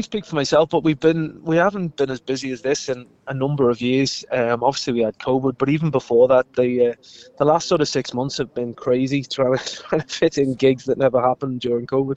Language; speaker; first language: English; native; English